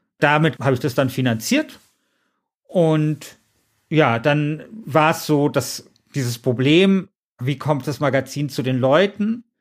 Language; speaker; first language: German; native; German